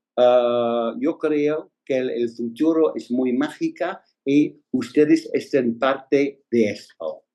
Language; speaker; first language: Spanish; non-native, learner; English